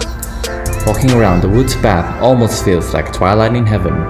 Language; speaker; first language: English; non-native, local second language; Filipino